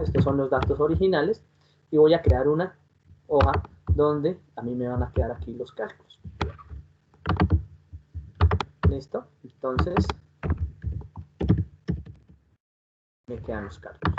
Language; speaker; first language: Spanish; native; Spanish